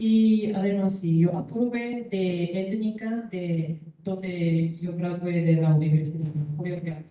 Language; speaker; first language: Spanish; non-native, learner; Korean